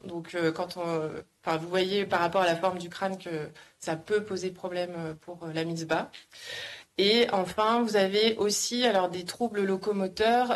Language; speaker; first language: French; native; French